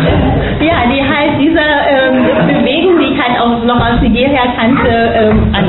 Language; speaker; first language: German; non-native, fluent; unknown